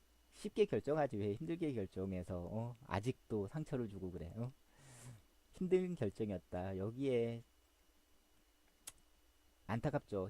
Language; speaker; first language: Korean; native; Korean